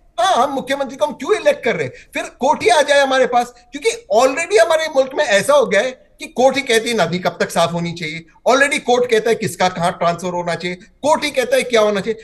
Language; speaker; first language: Hindi; non-native, local second language; Marathi